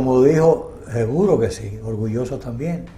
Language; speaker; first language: Spanish; native; Spanish